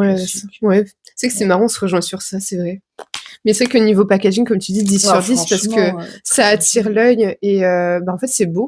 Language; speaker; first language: French; native; French